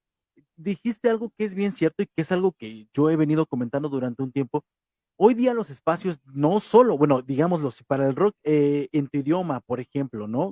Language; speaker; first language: Spanish; native; Spanish